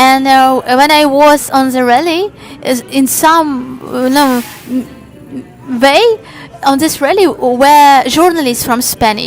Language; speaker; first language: English; non-native, learner; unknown